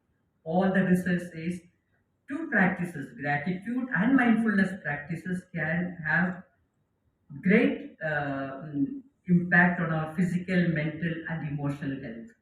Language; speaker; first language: English; non-native, local second language; Malayalam